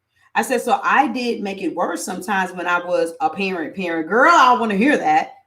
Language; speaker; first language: English; native; English